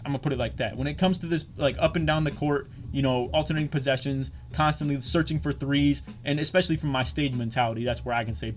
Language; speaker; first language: English; native; English